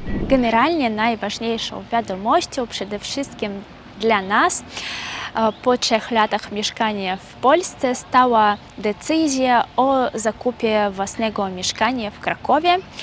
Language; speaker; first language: Polish; non-native, fluent; Russian